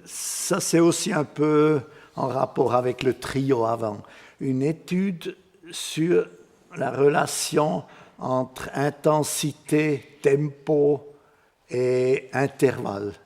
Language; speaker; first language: French; non-native, fluent; Swiss German